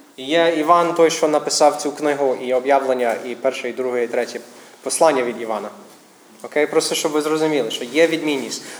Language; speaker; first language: Ukrainian; non-native, fluent; English